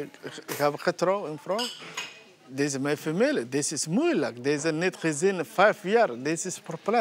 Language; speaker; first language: Dutch; non-native, learner; Somali